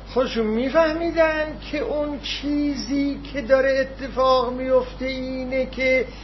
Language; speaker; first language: Persian; non-native, local second language; Azerbaijani